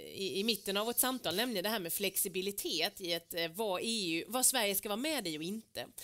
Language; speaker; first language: Swedish; native; Swedish